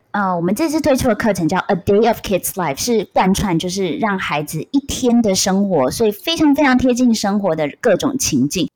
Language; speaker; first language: Chinese; non-native, local second language; Min Nan Chinese